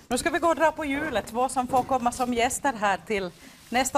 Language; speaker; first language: Swedish; native; Swedish